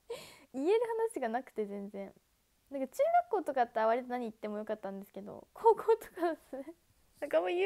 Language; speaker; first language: Japanese; native; Japanese